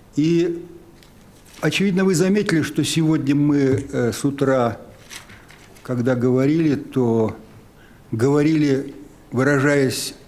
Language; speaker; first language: Russian; native; Russian